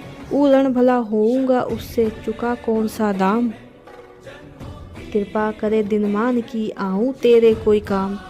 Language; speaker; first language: Hindi; native; Hindi